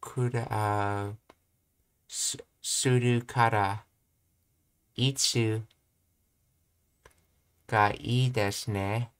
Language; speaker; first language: Japanese; non-native, learner; English